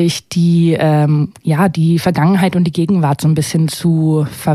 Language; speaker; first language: German; native; German